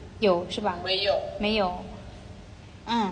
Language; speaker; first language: Chinese; non-native, fluent; Thai